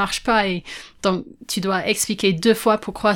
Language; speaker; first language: French; non-native, fluent; English